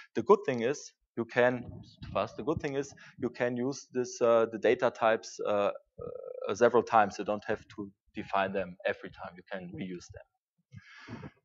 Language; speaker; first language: English; non-native, fluent; German